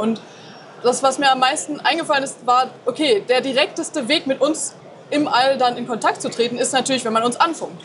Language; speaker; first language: German; native; German